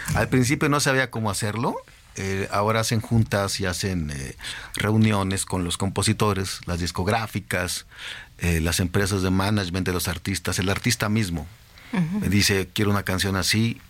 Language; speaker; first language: Spanish; native; Spanish